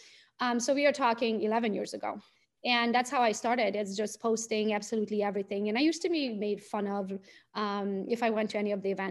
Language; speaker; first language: English; non-native, fluent; Romanian